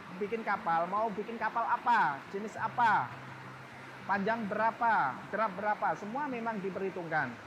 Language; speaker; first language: Malay; non-native, fluent; Indonesian